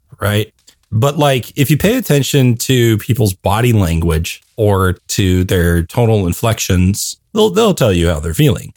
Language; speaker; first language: English; native; English